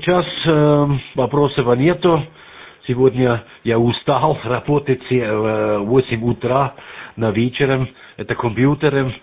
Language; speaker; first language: Russian; non-native, learner; German